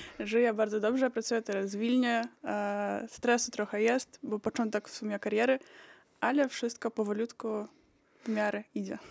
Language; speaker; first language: Polish; early bilingual, heritage; Polish